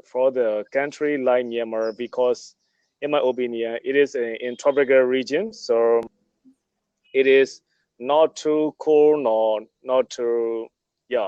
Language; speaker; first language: English; non-native, learner; Burmese